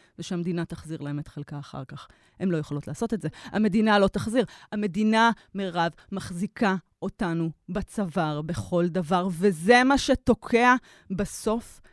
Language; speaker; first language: Hebrew; native; Hebrew